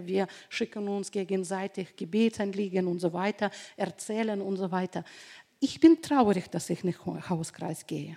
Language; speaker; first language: German; non-native, fluent; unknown